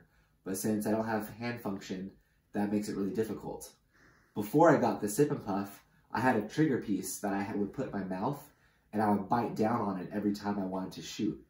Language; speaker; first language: English; native; English